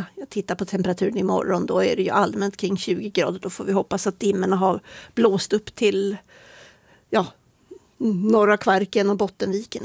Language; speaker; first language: Swedish; native; Swedish